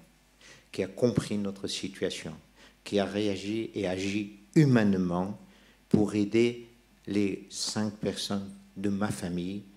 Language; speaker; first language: French; non-native, local second language; Persian